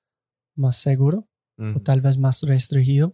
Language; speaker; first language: Spanish; non-native, fluent; English